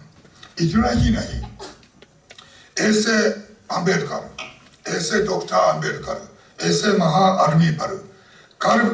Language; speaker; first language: Hindi; non-native, fluent; Japanese